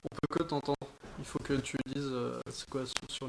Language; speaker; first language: French; native; French